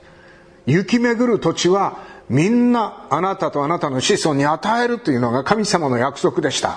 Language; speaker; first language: Japanese; native; Japanese